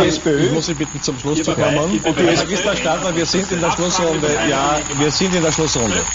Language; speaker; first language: German; native; German